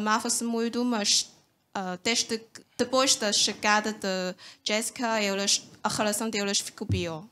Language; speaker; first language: Portuguese; non-native, local second language; Cantonese